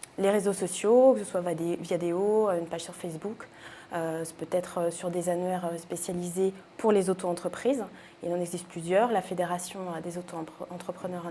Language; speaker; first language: French; native; French